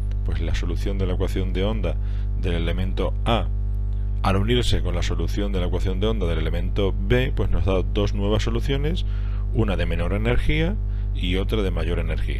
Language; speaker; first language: Spanish; native; Spanish